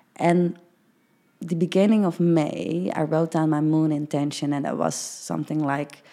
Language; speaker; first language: English; early bilingual, heritage; Dutch